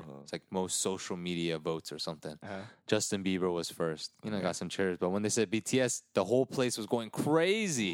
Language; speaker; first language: English; early bilingual, other home language; Korean